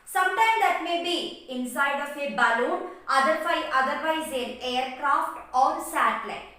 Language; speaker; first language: English; non-native, local second language; Malayalam